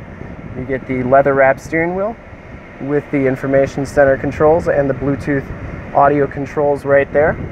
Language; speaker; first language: English; native; English